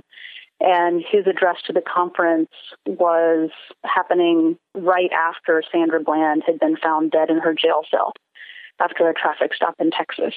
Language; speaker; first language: English; native; English